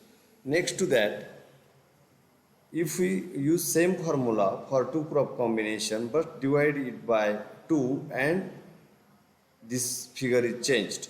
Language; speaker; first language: English; non-native, local second language; Marathi